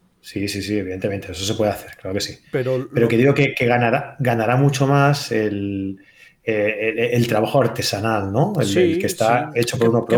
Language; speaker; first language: Spanish; native; Spanish